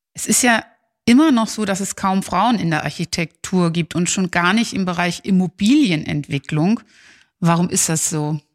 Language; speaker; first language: German; native; German